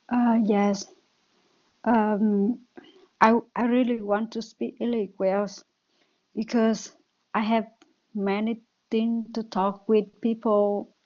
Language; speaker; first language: English; non-native, learner; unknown